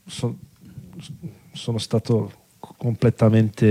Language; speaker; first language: Italian; non-native, fluent; Portuguese